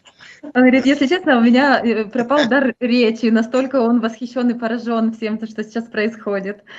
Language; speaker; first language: Russian; native; Russian